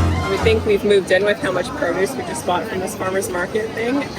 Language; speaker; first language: English; native; English